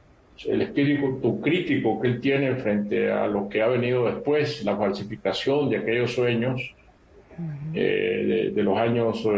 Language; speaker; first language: Spanish; native; Spanish